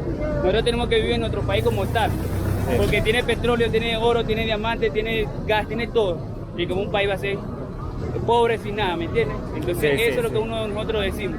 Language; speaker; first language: Spanish; native; Spanish